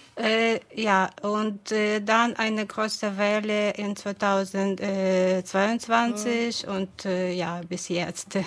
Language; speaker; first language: German; non-native, fluent; Ukrainian